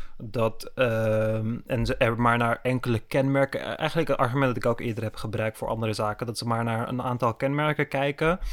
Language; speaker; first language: Dutch; early bilingual, other home language; Turkish